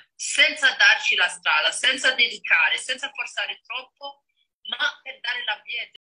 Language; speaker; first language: Italian; non-native, fluent; Danish